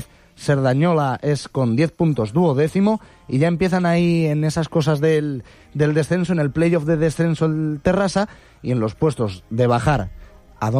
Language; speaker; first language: Spanish; native; Spanish